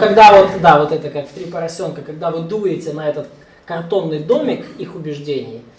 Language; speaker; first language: Russian; native; Russian